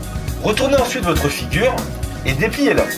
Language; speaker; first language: French; native; French